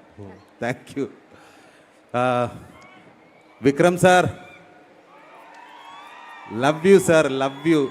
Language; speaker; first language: Tamil; non-native, learner; Malayalam